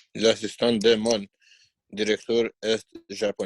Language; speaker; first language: French; non-native, learner; Albanian